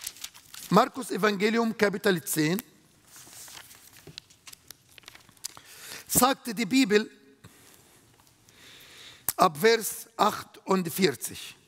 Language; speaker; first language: German; non-native, fluent; Arabic